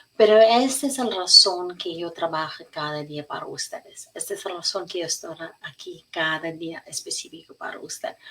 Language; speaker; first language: Spanish; non-native, learner; English